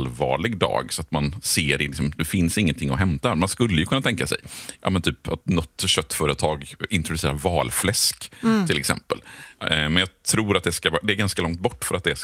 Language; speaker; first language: Swedish; native; Swedish